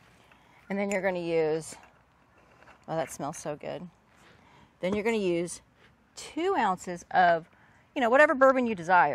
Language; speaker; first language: English; native; English